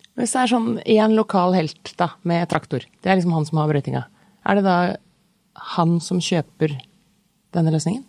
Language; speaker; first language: Norwegian; native; Norwegian